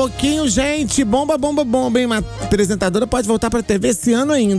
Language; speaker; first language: Portuguese; native; Portuguese